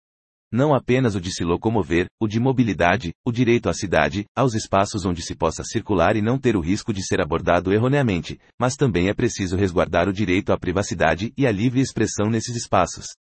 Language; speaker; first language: Portuguese; native; Portuguese